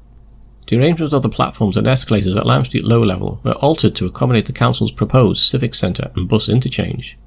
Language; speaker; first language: English; native; English